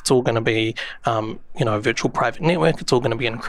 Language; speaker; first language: English; native; English